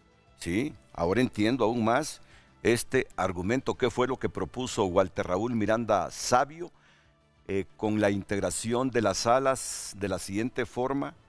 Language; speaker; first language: Spanish; native; Spanish